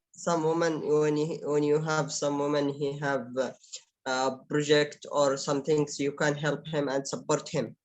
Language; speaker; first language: English; non-native, learner; Arabic